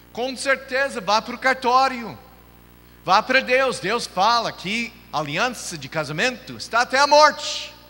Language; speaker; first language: Portuguese; non-native, fluent; English